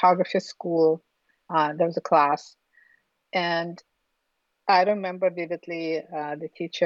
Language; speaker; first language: English; non-native, fluent; Russian